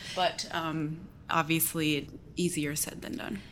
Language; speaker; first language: English; native; English